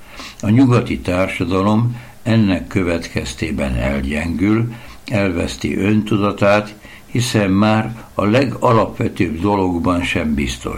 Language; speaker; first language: Hungarian; native; Hungarian